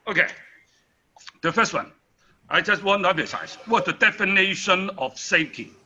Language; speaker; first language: English; non-native, learner; Chinese